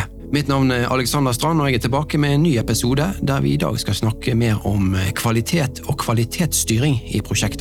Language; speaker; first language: Norwegian; native; Norwegian